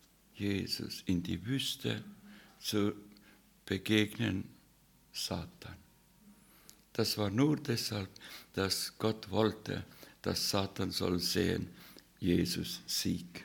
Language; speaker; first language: German; non-native, fluent; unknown